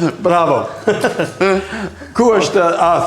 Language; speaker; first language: Albanian; non-native, learner; English